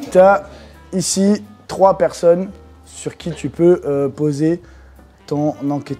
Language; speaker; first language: French; native; French